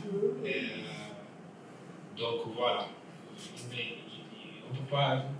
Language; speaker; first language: French; non-native, local second language; Wolof